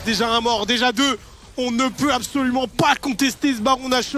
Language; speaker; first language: French; native; French